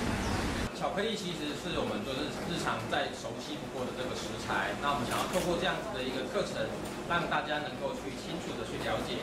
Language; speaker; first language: Chinese; native; Chinese